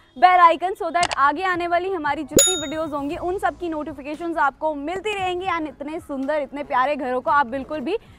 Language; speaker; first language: Hindi; native; Hindi